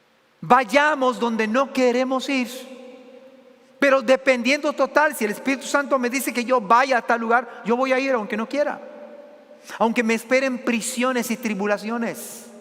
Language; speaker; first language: Spanish; native; Spanish